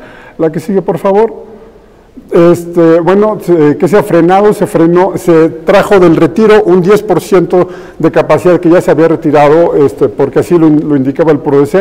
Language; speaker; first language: Spanish; native; Spanish